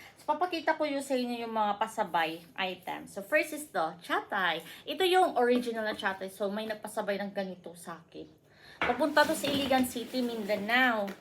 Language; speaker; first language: Filipino; non-native, local second language; Cebuano